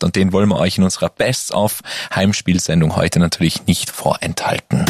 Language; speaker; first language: German; native; German